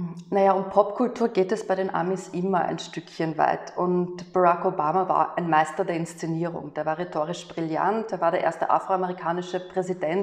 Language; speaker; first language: German; native; German